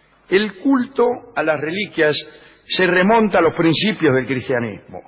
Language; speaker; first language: Spanish; native; Spanish